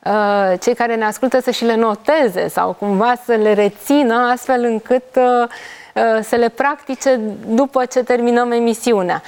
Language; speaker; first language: Romanian; native; Romanian